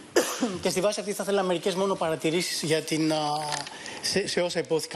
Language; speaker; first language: Greek; native; Greek